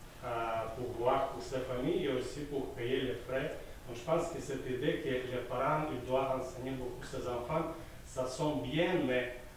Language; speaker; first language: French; non-native, fluent; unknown